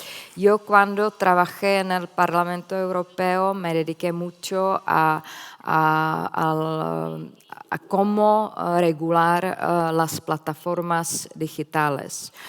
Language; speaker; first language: Spanish; non-native, fluent; Czech